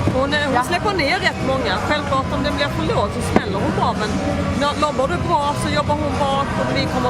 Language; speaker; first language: Swedish; native; Swedish